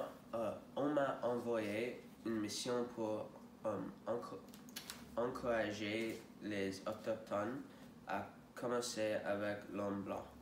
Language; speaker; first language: French; non-native, learner; English